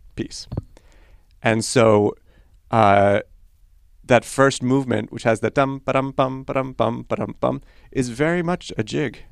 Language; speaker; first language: English; early bilingual, other home language; Polish